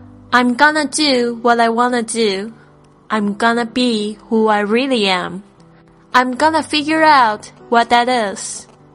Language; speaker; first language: English; non-native, fluent; Chinese